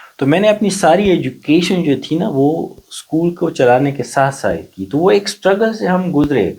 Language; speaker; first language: Urdu; non-native, local second language; Pashto